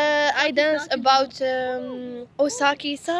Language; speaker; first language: English; non-native, learner; Arabic